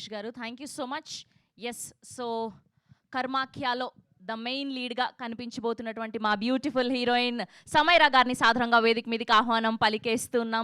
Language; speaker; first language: Telugu; native; Telugu